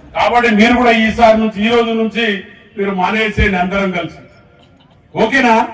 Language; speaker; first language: Telugu; non-native, local second language; Lambadi